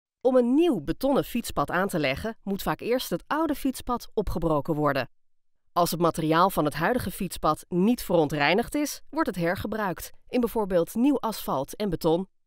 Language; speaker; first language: Dutch; native; Dutch